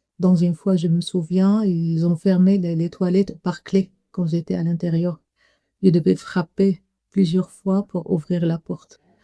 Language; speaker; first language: French; non-native, fluent; Arabic